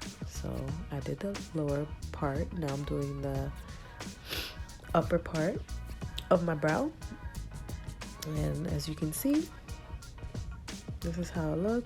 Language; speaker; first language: English; native; English